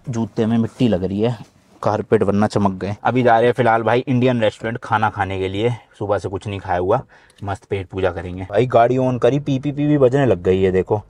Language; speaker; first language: Hindi; native; Hindi